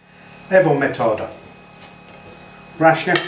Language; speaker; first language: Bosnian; non-native, learner; English